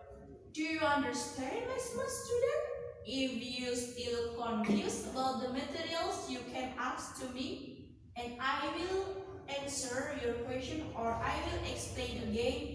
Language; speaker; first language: English; non-native, learner; Indonesian